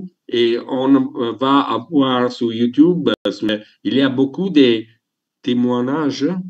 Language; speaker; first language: French; non-native, learner; Italian